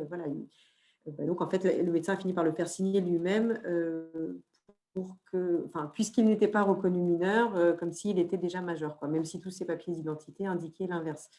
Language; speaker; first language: French; native; French